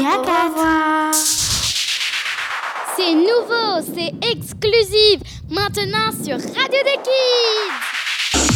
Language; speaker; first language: French; native; French